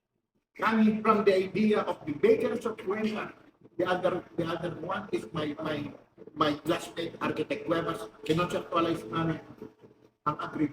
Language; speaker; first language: English; non-native, local second language; Filipino